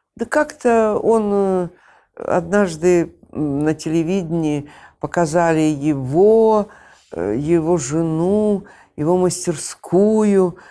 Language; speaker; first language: Russian; native; Russian